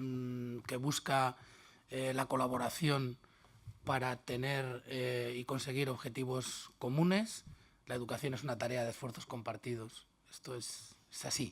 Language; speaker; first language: Spanish; native; Spanish